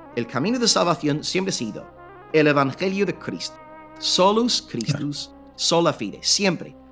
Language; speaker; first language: Spanish; non-native, fluent; English